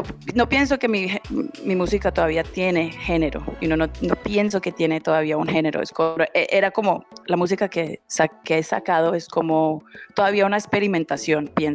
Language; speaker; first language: Spanish; early bilingual, heritage; Spanish